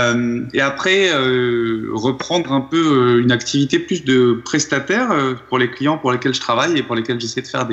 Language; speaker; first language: French; native; French